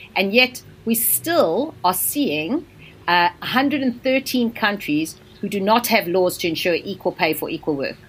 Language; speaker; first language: English; native; English